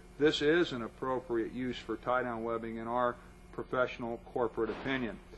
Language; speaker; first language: English; native; English